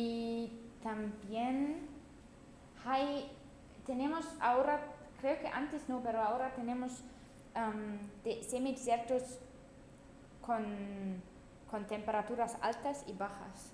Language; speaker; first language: Spanish; non-native, fluent; German